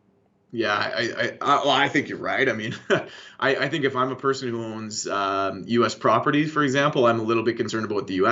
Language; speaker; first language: English; native; English